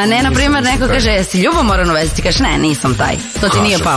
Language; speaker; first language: Serbian; native; Serbian